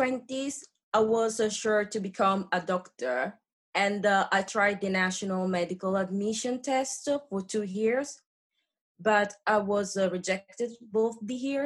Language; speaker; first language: English; non-native, fluent; Italian